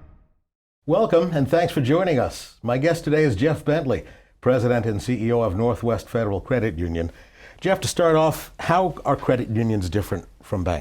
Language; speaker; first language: English; native; English